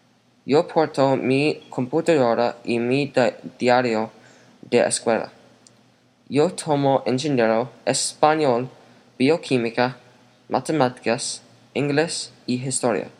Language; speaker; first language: Spanish; non-native, learner; English